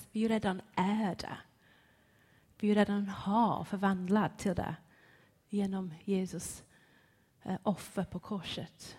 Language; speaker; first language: Swedish; non-native, fluent; English